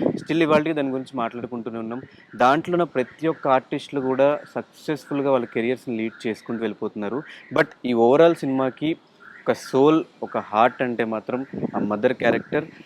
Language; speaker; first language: Telugu; native; Telugu